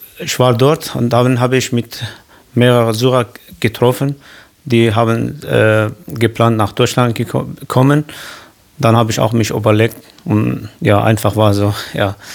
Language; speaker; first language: German; non-native, learner; Kurdish